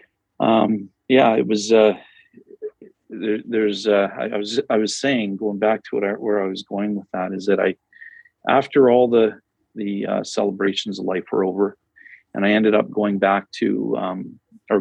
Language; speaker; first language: English; native; English